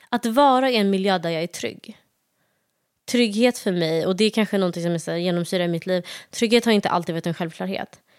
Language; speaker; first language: Swedish; early bilingual, other home language; Somali